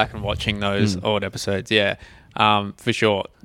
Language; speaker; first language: English; native; English